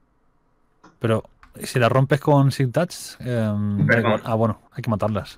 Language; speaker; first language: Spanish; native; Spanish